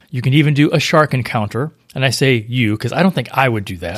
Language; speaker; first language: English; native; English